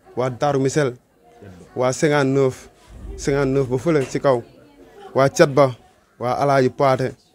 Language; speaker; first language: Wolof; non-native, local second language; Serer